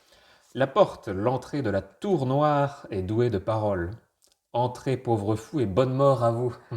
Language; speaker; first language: French; native; French